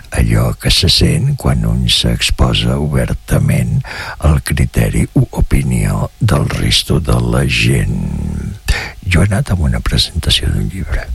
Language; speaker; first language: Catalan; native; Catalan